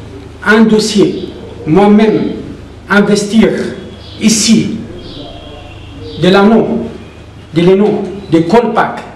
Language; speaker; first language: French; non-native, learner; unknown